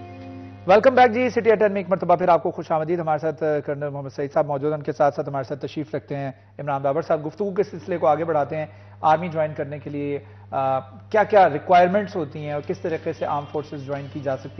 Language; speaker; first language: Hindi; non-native, local second language; Punjabi